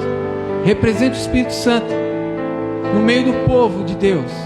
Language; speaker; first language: Portuguese; native; Portuguese